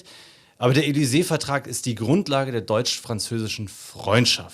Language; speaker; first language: German; native; German